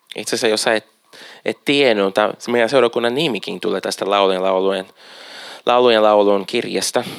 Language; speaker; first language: Finnish; non-native, fluent; Portuguese